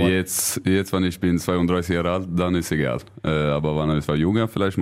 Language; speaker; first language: German; non-native, learner; Swedish